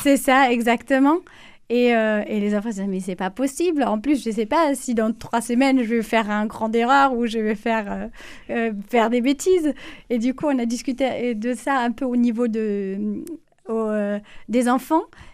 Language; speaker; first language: French; non-native, fluent; German